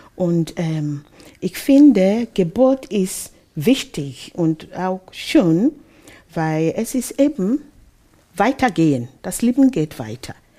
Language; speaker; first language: German; non-native, fluent; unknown